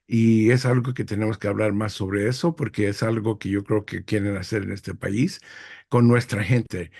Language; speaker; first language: Spanish; early bilingual, heritage; English